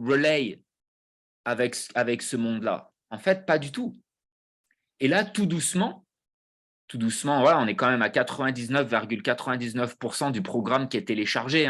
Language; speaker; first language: French; native; French